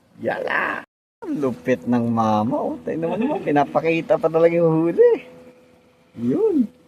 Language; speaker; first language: Filipino; non-native, local second language; Hiligaynon